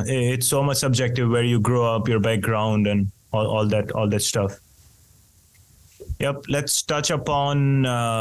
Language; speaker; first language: English; non-native, local second language; Hindi